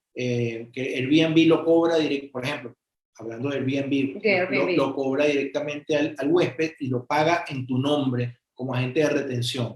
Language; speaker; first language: Spanish; native; Spanish